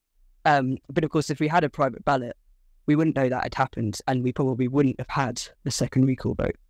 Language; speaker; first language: English; native; English